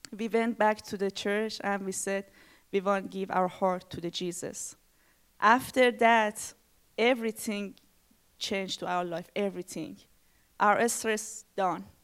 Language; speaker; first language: English; non-native, learner; Persian